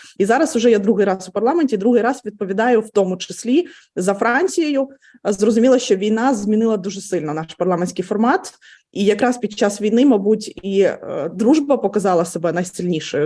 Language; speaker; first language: Ukrainian; native; Ukrainian